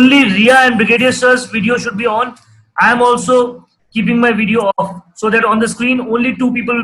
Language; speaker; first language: English; non-native, local second language; Hindi